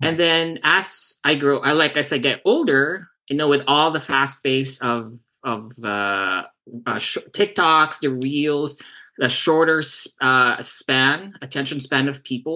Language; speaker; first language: English; non-native, local second language; Cebuano